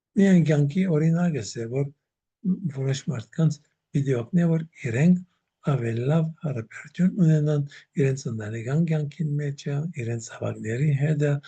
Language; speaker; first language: Armenian; native; Armenian